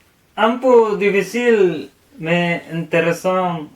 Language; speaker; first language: French; non-native, learner; Filipino